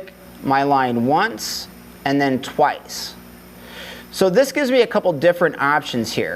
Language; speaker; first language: English; native; English